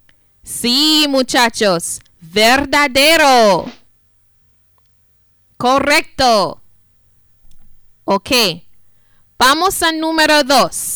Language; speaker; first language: Spanish; non-native, fluent; English